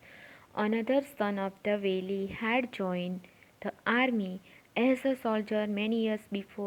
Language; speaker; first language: English; non-native, local second language; Gujarati